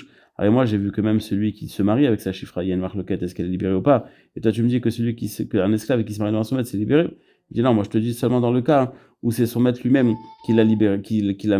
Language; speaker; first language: French; native; French